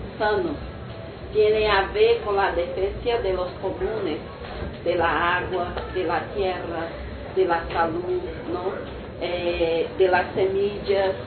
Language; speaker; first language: Spanish; non-native, learner; Portuguese